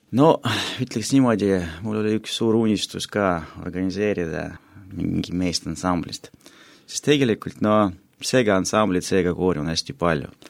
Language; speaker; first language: Estonian; non-native, local second language; Russian